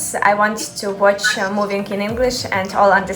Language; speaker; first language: English; non-native, learner; Ukrainian